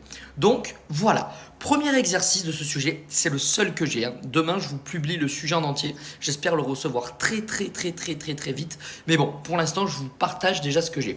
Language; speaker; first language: French; native; French